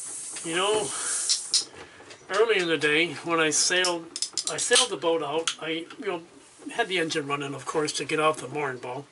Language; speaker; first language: English; native; English